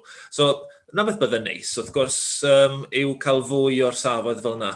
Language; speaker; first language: Welsh; native; Welsh